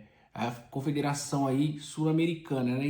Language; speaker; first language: Portuguese; native; Portuguese